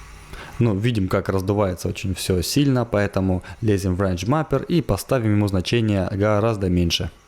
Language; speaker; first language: Russian; native; Russian